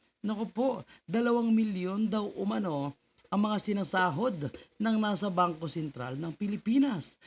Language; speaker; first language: Filipino; native; Filipino